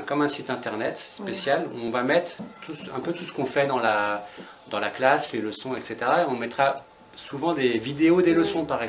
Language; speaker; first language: French; native; French